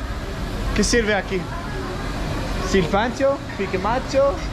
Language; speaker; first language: Spanish; non-native, learner; Danish